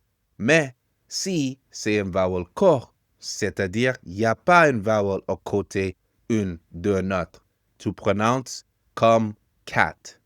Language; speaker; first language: French; non-native, fluent; English